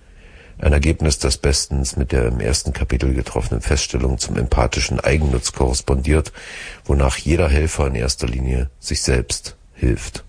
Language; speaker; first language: German; native; German